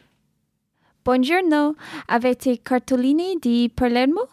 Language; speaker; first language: Italian; non-native, learner; English